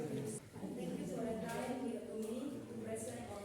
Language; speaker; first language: English; non-native, local second language; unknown